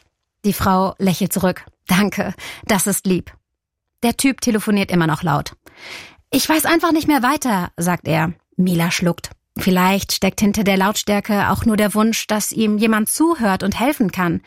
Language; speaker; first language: German; native; German